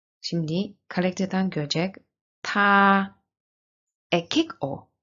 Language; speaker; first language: Turkish; non-native, learner; Chinese